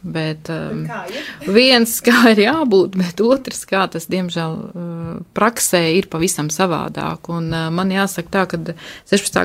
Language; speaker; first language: Latvian; native; Latvian